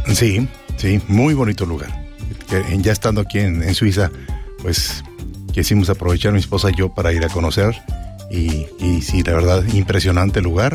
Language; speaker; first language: Spanish; native; Spanish